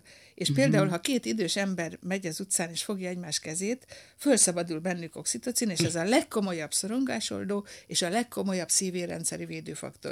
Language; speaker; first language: Hungarian; native; Hungarian